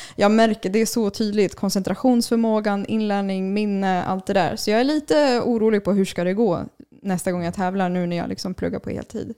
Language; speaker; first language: Swedish; native; Swedish